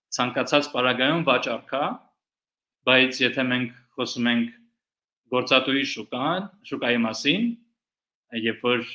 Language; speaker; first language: Armenian; early bilingual, heritage; Armenian